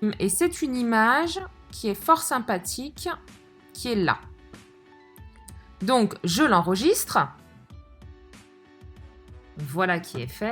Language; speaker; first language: French; native; French